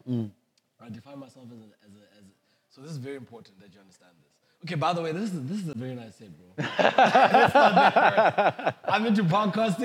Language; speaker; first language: English; non-native, local second language; Southern Sotho